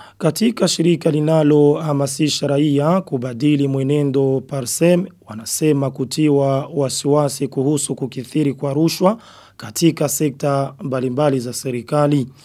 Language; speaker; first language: Swahili; non-native, local second language; Rundi